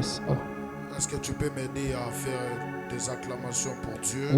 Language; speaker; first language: French; non-native, local second language; Lingala